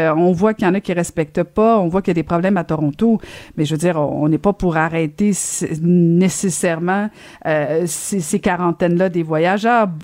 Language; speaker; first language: French; native; French